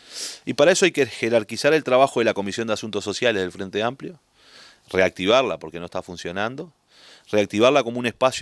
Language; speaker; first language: Spanish; native; Spanish